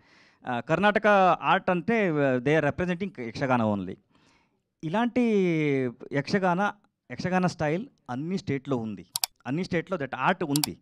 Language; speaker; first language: Telugu; non-native, learner; Kannada